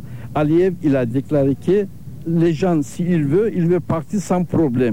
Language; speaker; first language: French; non-native, learner; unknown